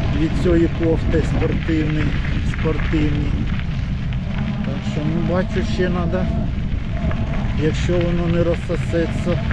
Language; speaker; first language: Ukrainian; native; Ukrainian